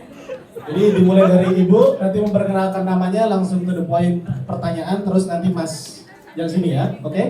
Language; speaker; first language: Indonesian; native; Indonesian